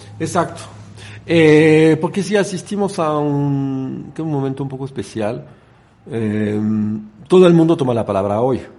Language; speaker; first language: Spanish; non-native, fluent; French